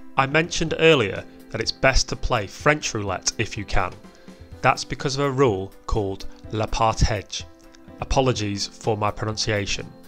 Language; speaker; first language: English; native; English